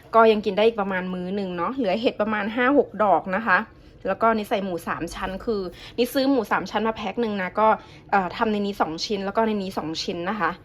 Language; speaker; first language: Thai; native; Thai